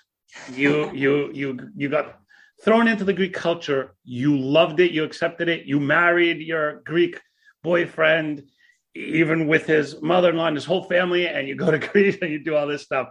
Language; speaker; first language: English; native; English